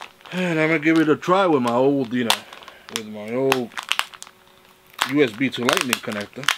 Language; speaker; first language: English; native; English